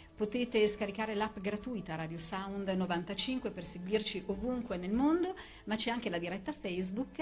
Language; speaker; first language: Italian; native; Italian